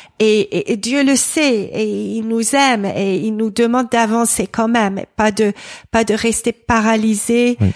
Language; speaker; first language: French; non-native, fluent; English